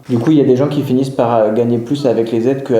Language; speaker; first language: French; native; French